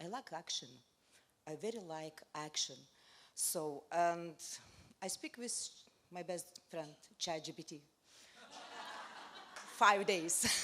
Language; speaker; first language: English; non-native, learner; Lithuanian